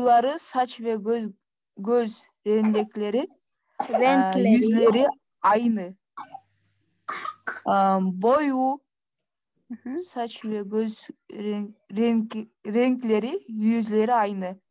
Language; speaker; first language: Turkish; non-native, learner; Kyrgyz